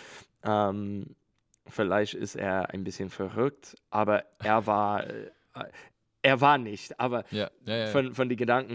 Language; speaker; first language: German; non-native, learner; English